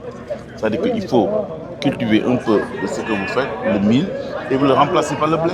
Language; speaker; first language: French; non-native, local second language; Wolof